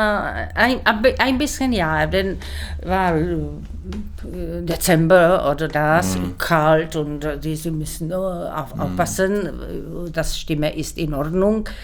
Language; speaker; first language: German; non-native, learner; Czech